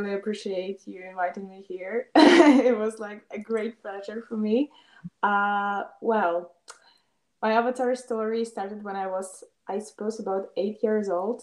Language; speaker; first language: English; non-native, fluent; Russian